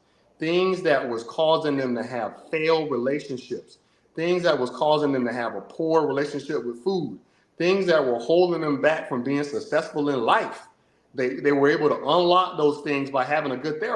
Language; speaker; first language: English; native; English